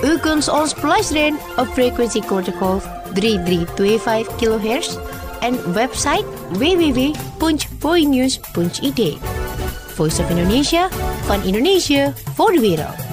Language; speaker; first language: Dutch; non-native, fluent; Indonesian